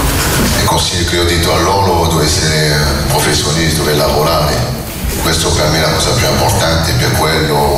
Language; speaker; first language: Italian; non-native, learner; French